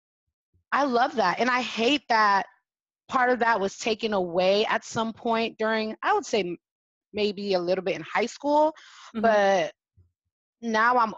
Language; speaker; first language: English; early bilingual, other home language; French